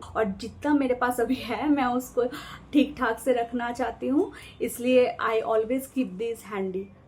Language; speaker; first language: Hindi; non-native, local second language; Bangla